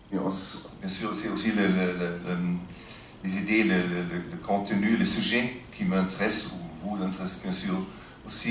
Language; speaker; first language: French; non-native, fluent; German